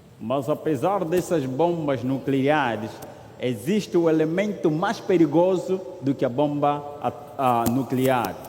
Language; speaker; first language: Portuguese; native; Portuguese